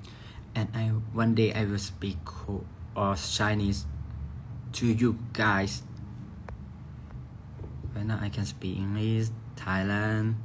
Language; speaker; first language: English; non-native, learner; Thai